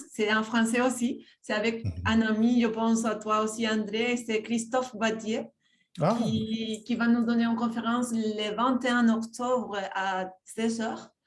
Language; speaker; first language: French; non-native, fluent; Spanish